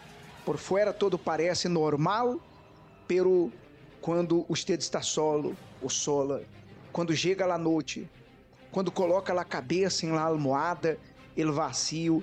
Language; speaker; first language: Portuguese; non-native, learner; Spanish